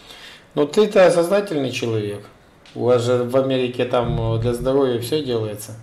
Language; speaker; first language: Russian; native; Russian